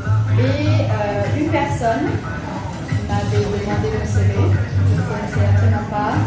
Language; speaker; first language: French; early bilingual, other home language; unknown